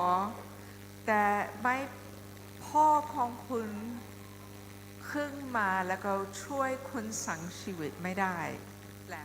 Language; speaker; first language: Thai; non-native, learner; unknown